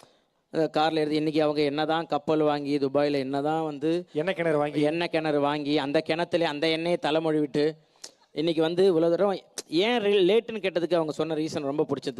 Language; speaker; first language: Tamil; native; Tamil